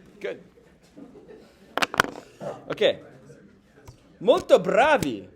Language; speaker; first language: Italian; non-native, fluent; English